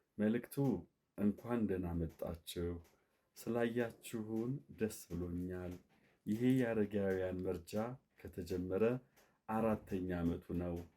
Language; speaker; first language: Amharic; native; Amharic